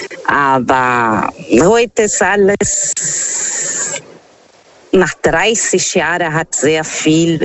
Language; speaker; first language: German; non-native, fluent; Portuguese